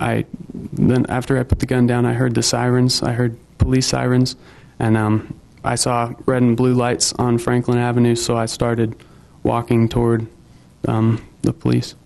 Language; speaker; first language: English; native; English